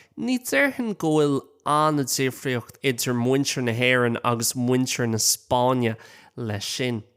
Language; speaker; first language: Irish; non-native, local second language; English